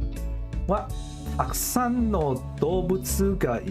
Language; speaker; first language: Japanese; non-native, learner; English